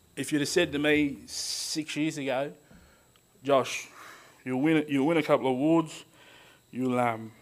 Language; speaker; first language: English; native; English